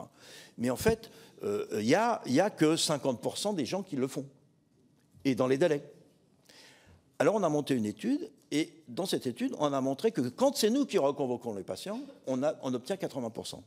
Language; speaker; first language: French; native; French